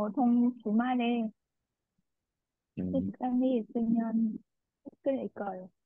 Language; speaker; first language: Korean; non-native, learner; Vietnamese